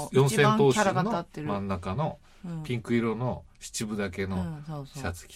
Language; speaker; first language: Japanese; native; Japanese